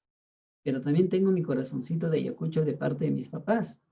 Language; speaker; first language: Spanish; native; Spanish